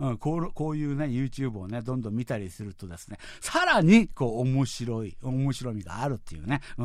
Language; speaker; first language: Japanese; non-native, fluent; Korean